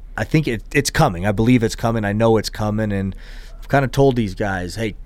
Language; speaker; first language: English; native; English